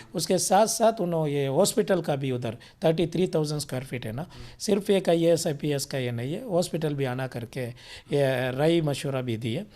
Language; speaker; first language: Hindi; non-native, local second language; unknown